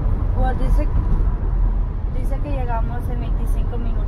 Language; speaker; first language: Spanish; early bilingual, other home language; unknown